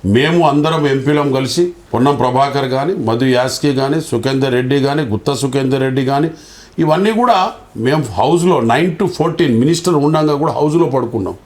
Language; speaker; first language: Telugu; non-native, local second language; Lambadi